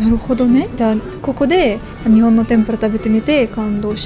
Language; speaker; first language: Japanese; non-native, fluent; Russian